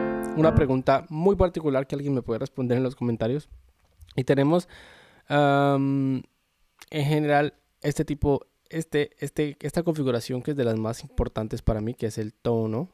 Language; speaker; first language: Spanish; native; Spanish